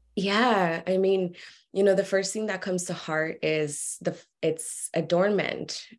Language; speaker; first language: English; early bilingual, other home language; Spanish